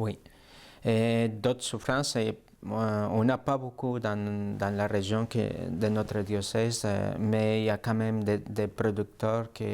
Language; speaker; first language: French; native; French